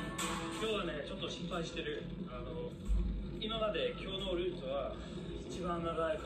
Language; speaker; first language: Japanese; non-native, fluent; English